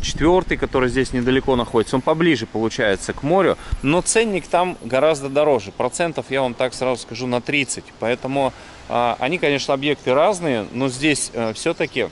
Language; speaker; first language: Russian; native; Russian